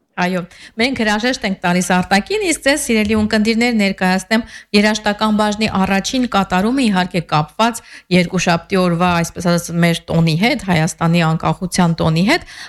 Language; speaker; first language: Armenian; native; Armenian